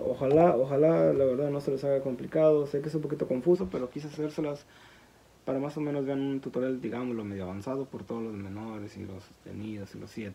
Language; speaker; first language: Spanish; native; Spanish